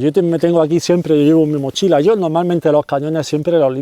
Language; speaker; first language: Spanish; native; Spanish